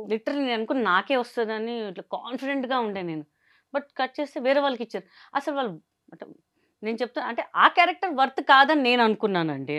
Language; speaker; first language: Telugu; non-native, local second language; Hindi